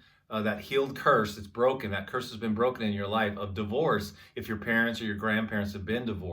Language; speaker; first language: English; native; English